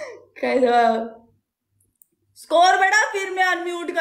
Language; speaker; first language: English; non-native, local second language; Marathi